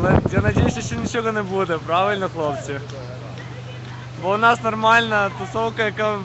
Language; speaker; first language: Ukrainian; native; Ukrainian